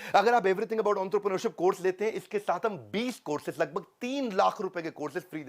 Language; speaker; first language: Hindi; native; Hindi